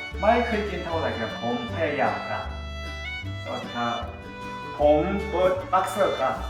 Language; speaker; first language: Thai; non-native, learner; Korean